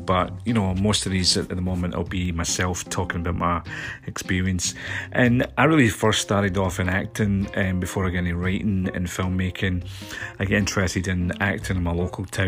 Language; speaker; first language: English; native; English